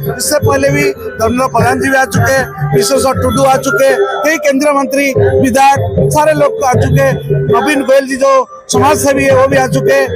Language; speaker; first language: Hindi; non-native, local second language; Odia